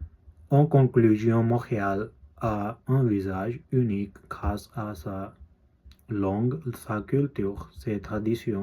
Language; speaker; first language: French; non-native, learner; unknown